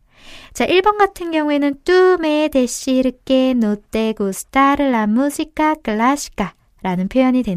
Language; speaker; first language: Spanish; non-native, fluent; Korean